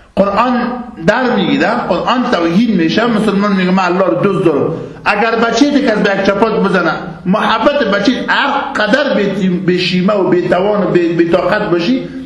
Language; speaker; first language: Persian; native; Persian